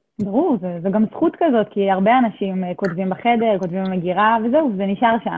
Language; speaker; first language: Hebrew; native; Hebrew